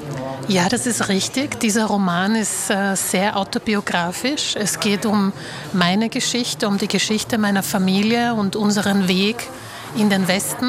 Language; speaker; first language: German; early bilingual, other home language; Slovak